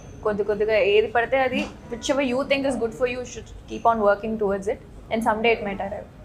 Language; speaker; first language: Telugu; native; Telugu